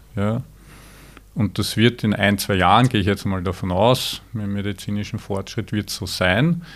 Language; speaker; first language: German; native; German